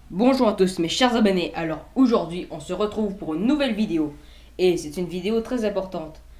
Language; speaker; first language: French; native; French